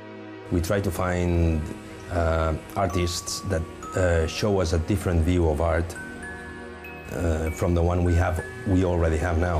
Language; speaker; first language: English; non-native, fluent; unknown